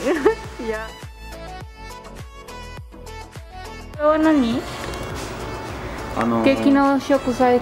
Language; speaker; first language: Japanese; non-native, learner; Spanish